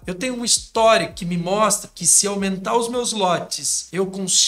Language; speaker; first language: Portuguese; native; Portuguese